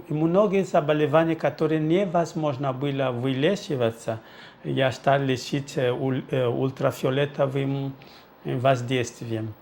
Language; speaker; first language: Russian; non-native, fluent; Portuguese